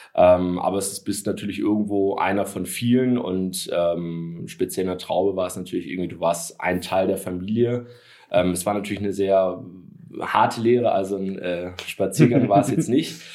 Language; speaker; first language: German; native; German